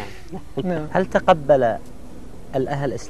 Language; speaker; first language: Arabic; non-native, learner; Italian